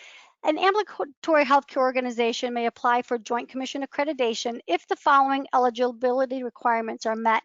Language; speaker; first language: English; native; English